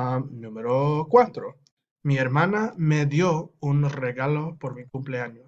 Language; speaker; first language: Spanish; non-native, fluent; English